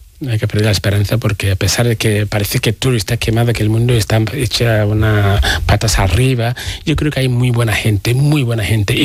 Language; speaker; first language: Spanish; non-native, fluent; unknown